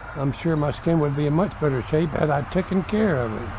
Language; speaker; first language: English; native; English